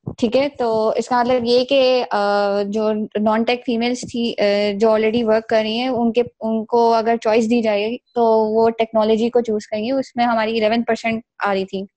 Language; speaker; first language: Urdu; native; Urdu